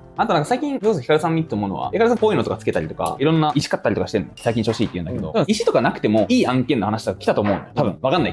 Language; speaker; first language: Japanese; native; Japanese